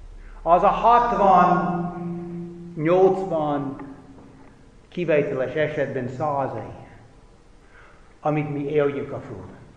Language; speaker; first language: Hungarian; non-native, fluent; English